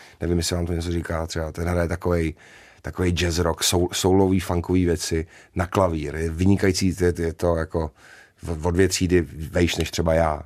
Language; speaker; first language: Czech; native; Czech